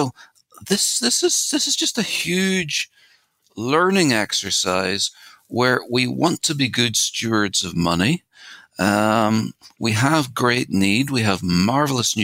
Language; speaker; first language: English; native; English